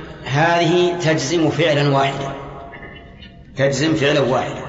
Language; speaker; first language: Arabic; native; Arabic